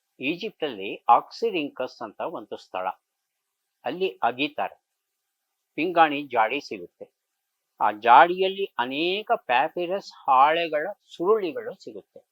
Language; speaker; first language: Kannada; native; Kannada